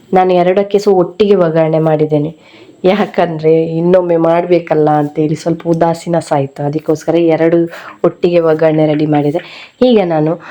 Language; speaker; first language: Kannada; non-native, local second language; Tulu